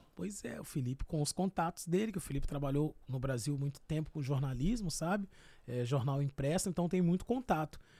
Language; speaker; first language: Portuguese; native; Portuguese